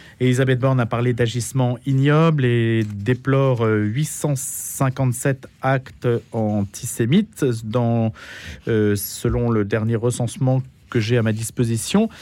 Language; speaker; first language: French; native; French